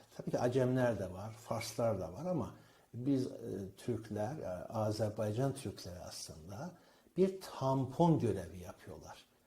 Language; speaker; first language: Turkish; non-native, fluent; Persian